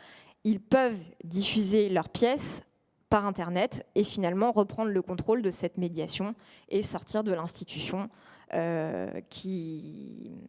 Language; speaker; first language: French; native; French